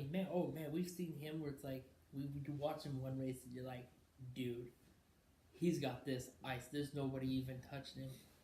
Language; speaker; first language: English; native; English